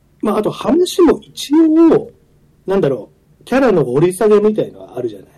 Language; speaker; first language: Japanese; native; Japanese